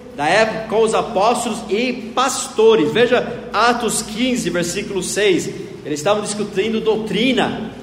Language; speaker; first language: Portuguese; non-native, fluent; English